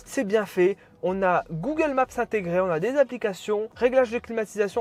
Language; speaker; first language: French; native; French